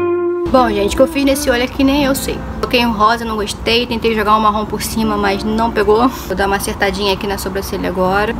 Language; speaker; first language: Portuguese; native; Portuguese